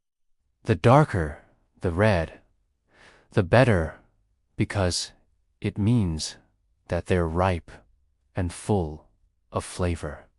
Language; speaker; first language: English; native; English